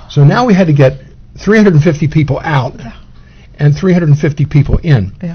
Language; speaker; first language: English; native; English